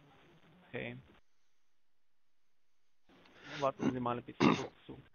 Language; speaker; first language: German; non-native, learner; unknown